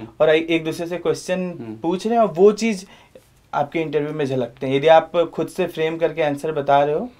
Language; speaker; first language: Hindi; native; Hindi